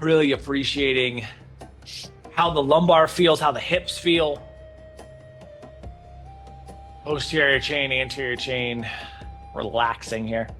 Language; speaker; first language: English; native; English